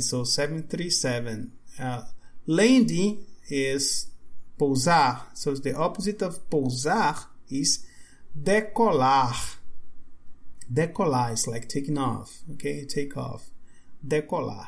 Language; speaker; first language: English; non-native, fluent; Portuguese